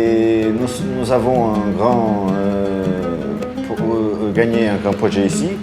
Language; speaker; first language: French; non-native, fluent; Portuguese